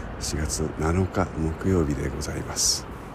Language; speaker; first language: Japanese; native; Japanese